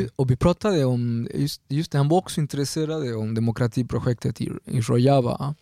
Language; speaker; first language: Swedish; non-native, fluent; Spanish